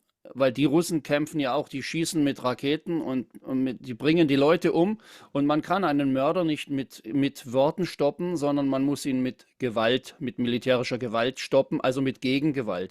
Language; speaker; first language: German; native; German